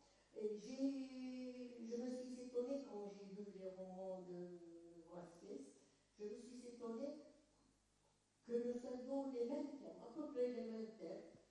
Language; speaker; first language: French; non-native, fluent; Turkish